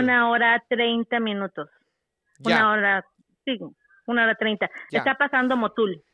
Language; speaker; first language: Spanish; native; Spanish